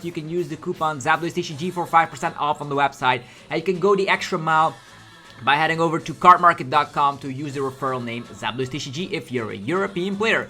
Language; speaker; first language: English; non-native, fluent; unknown